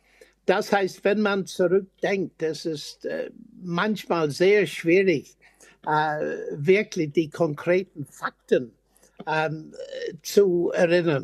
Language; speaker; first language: German; non-native, fluent; English